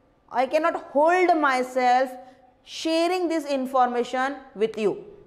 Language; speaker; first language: English; non-native, local second language; Hindi